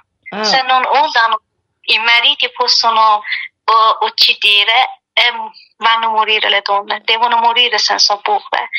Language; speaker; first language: Italian; non-native, learner; Persian